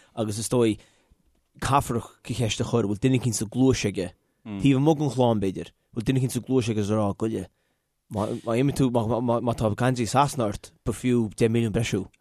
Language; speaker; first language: Irish; native; Irish